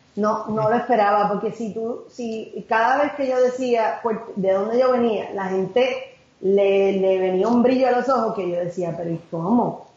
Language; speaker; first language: Spanish; native; Spanish